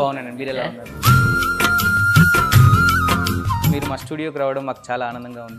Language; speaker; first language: Telugu; native; Telugu